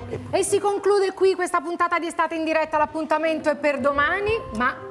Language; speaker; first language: Italian; native; Italian